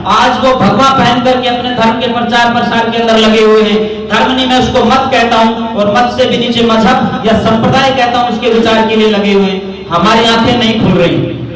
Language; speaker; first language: Hindi; native; Hindi